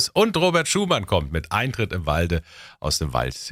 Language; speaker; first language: German; native; German